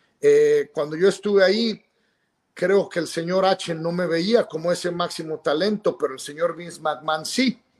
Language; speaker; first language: Spanish; native; Spanish